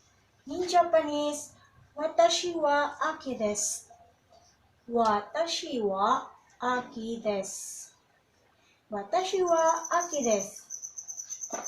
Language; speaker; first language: Japanese; non-native, learner; Filipino